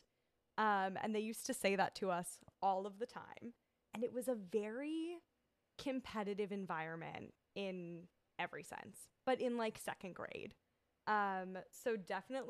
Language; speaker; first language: English; native; English